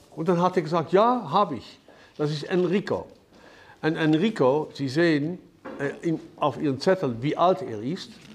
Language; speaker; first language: German; non-native, fluent; Dutch